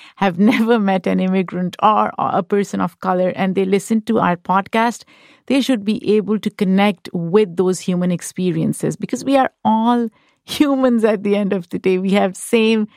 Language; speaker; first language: English; non-native, local second language; Urdu